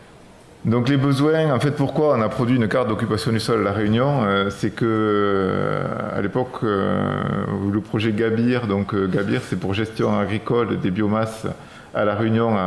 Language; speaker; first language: French; native; French